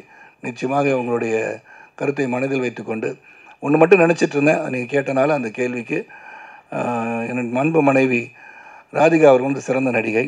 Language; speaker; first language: Tamil; native; Tamil